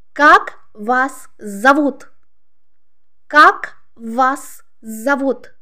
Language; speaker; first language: Russian; non-native, local second language; Uzbek